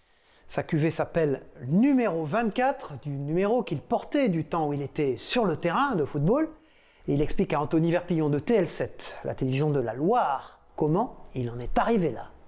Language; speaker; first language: French; native; French